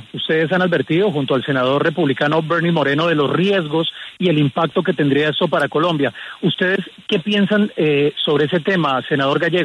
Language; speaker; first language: Spanish; native; Spanish